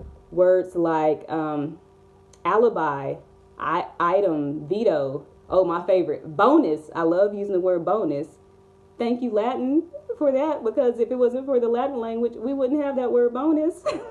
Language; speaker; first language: English; native; English